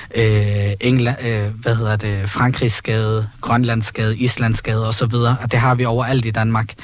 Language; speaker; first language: Danish; early bilingual, other home language; Arabic